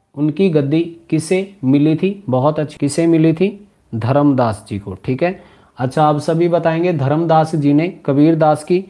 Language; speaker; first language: Hindi; native; Hindi